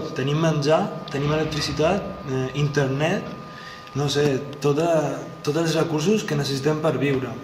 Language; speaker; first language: Catalan; early bilingual, other home language; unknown